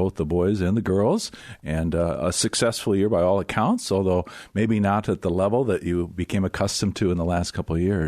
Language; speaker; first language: English; native; English